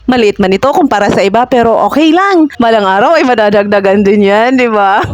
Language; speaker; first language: Filipino; non-native, local second language; Iloko